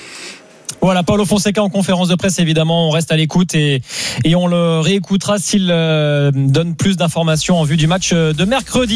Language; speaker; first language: French; native; French